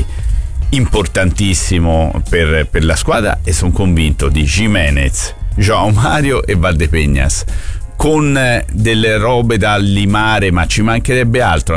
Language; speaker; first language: Italian; native; Italian